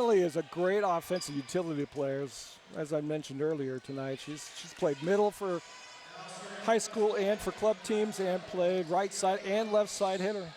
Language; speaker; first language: English; native; English